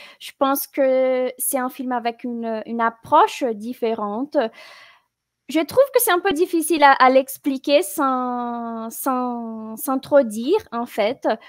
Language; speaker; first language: French; non-native, fluent; Portuguese